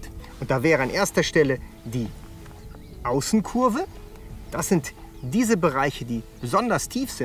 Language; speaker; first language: German; native; German